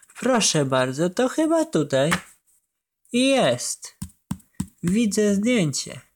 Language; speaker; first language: Polish; native; Polish